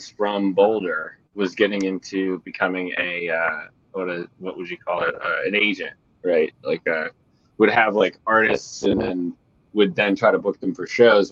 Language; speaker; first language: English; native; English